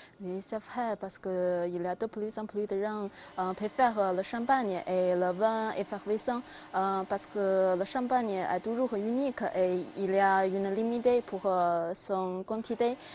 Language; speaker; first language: French; non-native, learner; Chinese